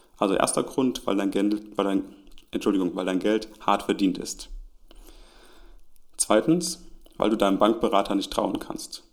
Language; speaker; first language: German; native; German